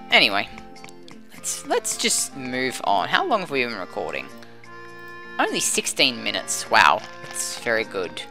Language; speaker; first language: English; native; English